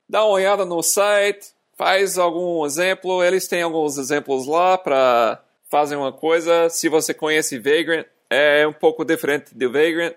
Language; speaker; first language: Portuguese; non-native, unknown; English